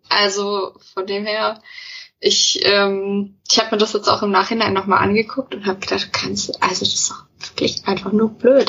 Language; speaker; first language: German; native; German